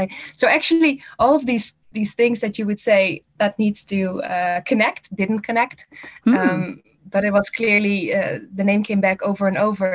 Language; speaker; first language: English; non-native, fluent; Dutch